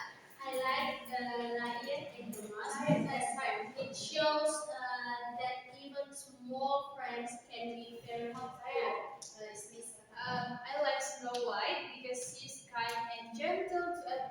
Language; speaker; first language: English; non-native, learner; Indonesian